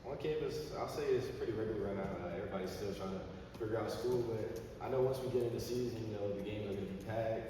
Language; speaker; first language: English; native; English